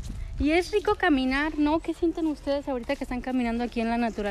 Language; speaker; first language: Spanish; native; Spanish